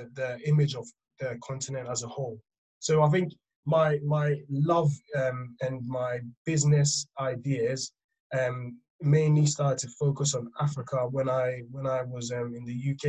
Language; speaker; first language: English; non-native, local second language; Akan